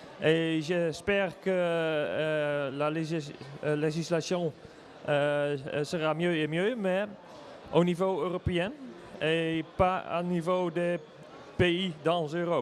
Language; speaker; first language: French; non-native, learner; Dutch